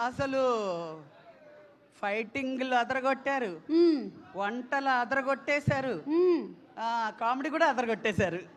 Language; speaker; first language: Telugu; native; Telugu